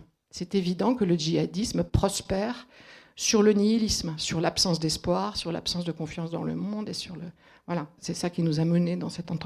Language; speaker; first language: French; native; French